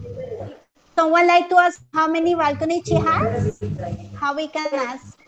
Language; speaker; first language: English; non-native, fluent; Spanish